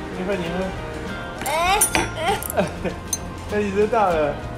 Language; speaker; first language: Chinese; non-native, learner; French